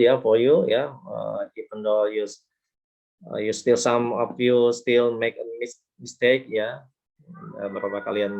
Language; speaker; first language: English; non-native, local second language; Indonesian